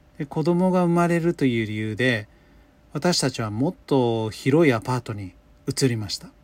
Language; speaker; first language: Japanese; non-native, fluent; English